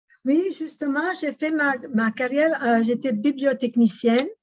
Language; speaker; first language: French; non-native, fluent; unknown